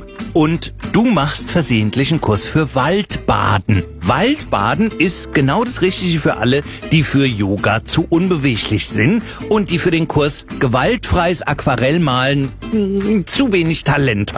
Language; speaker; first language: German; native; German